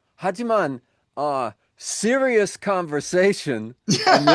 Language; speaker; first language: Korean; non-native, learner; English